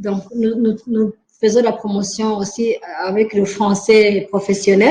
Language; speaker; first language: French; non-native, local second language; Rundi